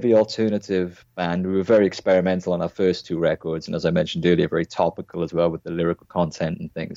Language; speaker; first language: English; native; English